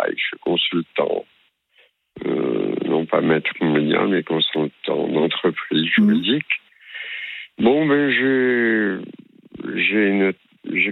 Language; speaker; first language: French; native; French